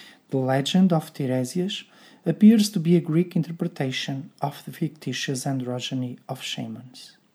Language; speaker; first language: English; non-native, fluent; Portuguese